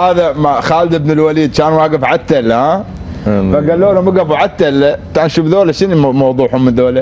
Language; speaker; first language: Arabic; native; Arabic